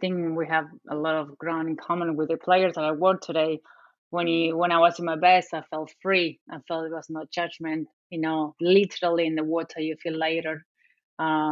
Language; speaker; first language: English; non-native, fluent; Spanish